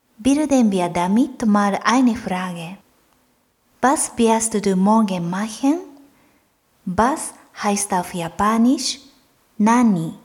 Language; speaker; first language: German; non-native, fluent; Japanese